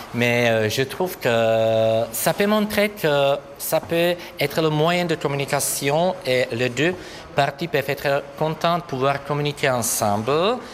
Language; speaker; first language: French; non-native, fluent; Czech